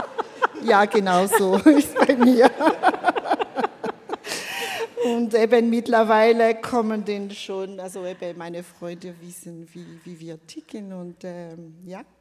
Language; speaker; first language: German; non-native, fluent; Malagasy